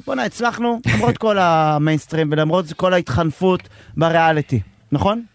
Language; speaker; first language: Hebrew; native; Hebrew